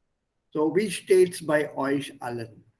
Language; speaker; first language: German; non-native, fluent; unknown